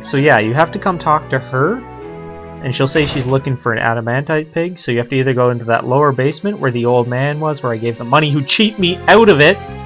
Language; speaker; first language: English; native; English